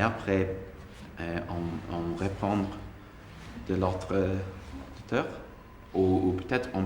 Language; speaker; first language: French; non-native, learner; English